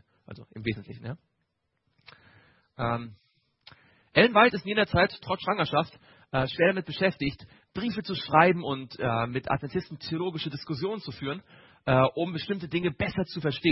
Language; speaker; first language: German; native; German